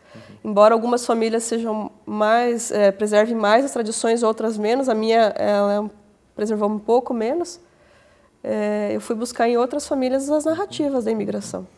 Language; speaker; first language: Portuguese; native; Portuguese